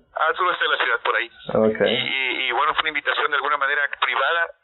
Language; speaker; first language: Spanish; native; Spanish